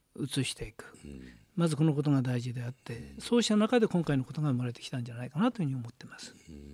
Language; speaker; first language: Japanese; native; Japanese